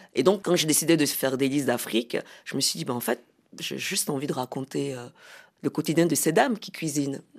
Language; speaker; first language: French; native; French